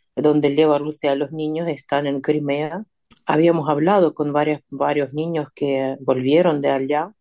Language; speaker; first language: Spanish; non-native, fluent; Ukrainian